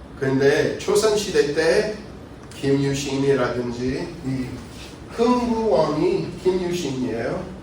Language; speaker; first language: Korean; non-native, fluent; English